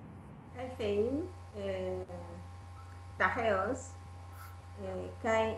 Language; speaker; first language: Greek; non-native, learner; Italian